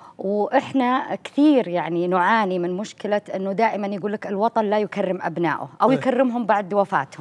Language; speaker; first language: Arabic; native; Arabic